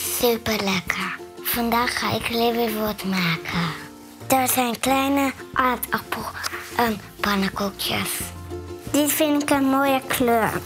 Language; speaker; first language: Dutch; early bilingual, other home language; Hebrew